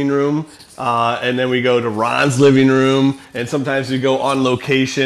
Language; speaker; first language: English; native; English